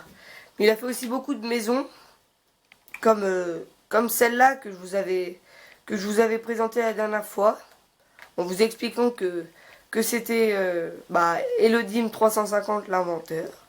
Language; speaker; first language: French; native; French